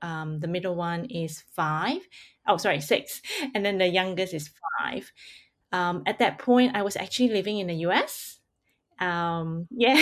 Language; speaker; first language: English; non-native, local second language; Hakka Chinese